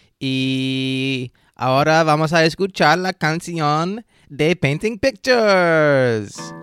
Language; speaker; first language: Spanish; non-native, learner; English